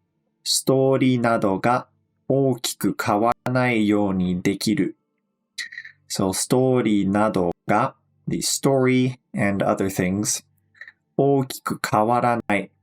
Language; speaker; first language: Japanese; non-native, fluent; English